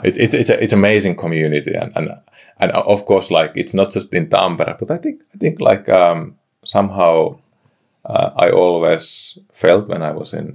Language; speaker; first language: English; non-native, fluent; Finnish